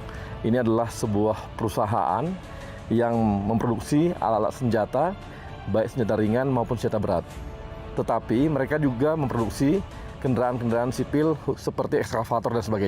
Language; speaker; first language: Indonesian; native; Indonesian